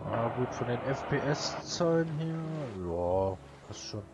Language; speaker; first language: German; native; German